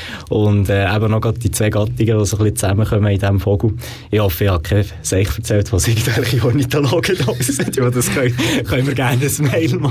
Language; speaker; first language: German; native; German